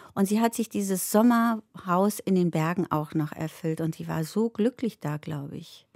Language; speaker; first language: German; early bilingual, other home language; Turkish